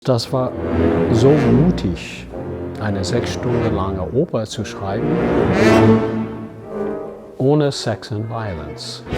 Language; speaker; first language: German; non-native, learner; English